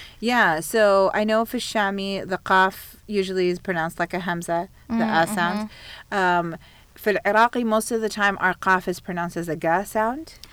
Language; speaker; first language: English; early bilingual, other home language; Arabic